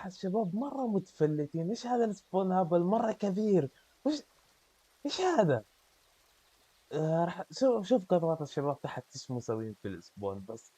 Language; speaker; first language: Arabic; native; Arabic